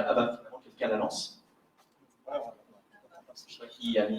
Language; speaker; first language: French; native; French